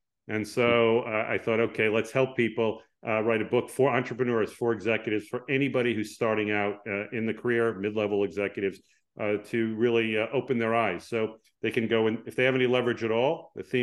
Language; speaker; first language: English; native; English